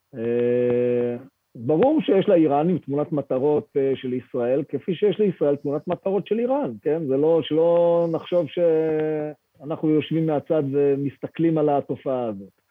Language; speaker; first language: Hebrew; native; Hebrew